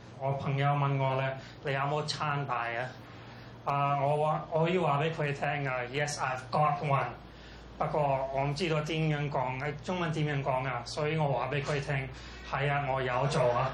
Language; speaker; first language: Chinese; non-native, local second language; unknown